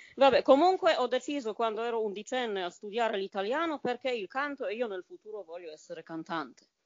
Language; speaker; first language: Italian; non-native, fluent; Polish